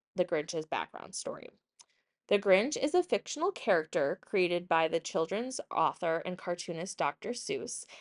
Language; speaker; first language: English; native; English